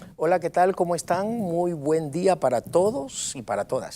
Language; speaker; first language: Spanish; native; Spanish